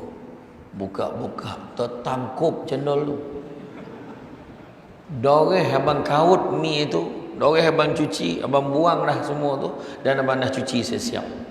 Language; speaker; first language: Malay; native; Malay